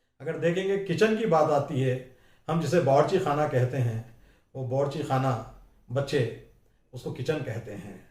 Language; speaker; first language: Urdu; native; Urdu